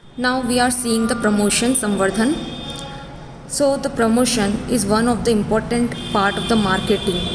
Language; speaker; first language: English; non-native, local second language; Hindi